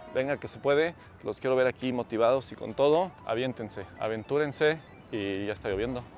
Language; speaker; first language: Spanish; native; Spanish